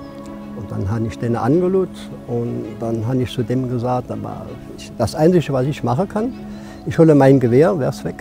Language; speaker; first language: German; non-native, fluent; French